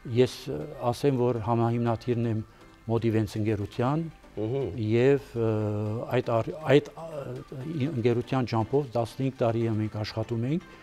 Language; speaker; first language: Armenian; early bilingual, heritage; Armenian